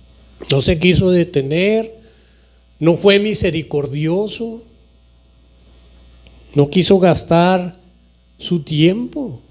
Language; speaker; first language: Spanish; native; Spanish